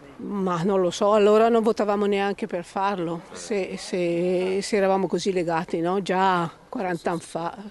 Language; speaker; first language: Italian; native; Italian